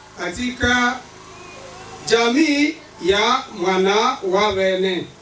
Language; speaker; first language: Swahili; non-native, local second language; Nande